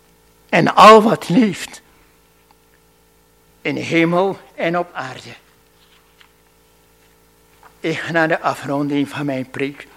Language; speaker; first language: Dutch; non-native, fluent; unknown